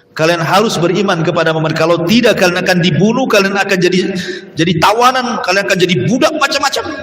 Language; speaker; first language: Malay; native; Malay